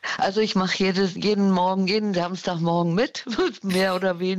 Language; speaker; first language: German; native; German